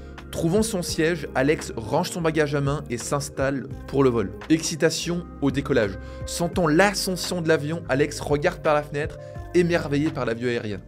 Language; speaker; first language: French; native; French